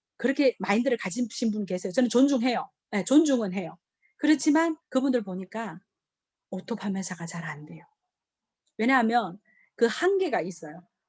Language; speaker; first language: Korean; native; Korean